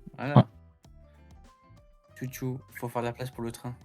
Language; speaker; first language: French; native; French